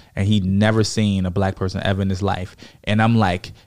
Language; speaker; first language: English; native; English